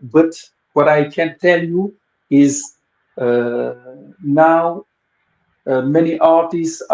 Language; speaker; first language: English; non-native, local second language; Wolof